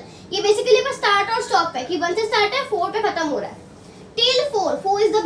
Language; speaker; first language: Hindi; native; Hindi